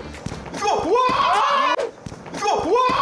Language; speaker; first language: Korean; native; Korean